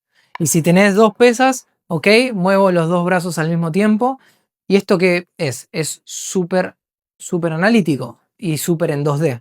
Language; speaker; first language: Spanish; native; Spanish